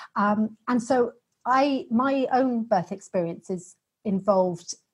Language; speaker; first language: English; native; English